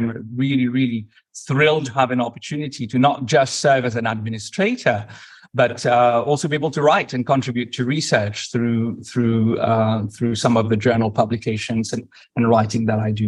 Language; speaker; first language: English; non-native, fluent; Morisyen